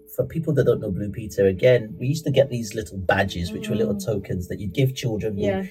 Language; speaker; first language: English; native; English